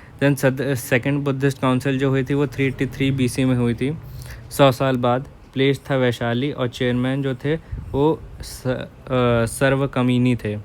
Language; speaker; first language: Hindi; native; Hindi